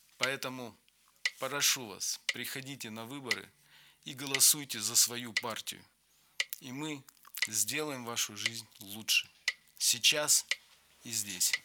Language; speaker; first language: Russian; native; Russian